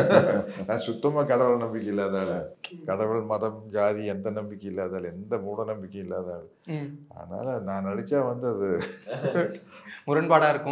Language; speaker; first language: Tamil; native; Tamil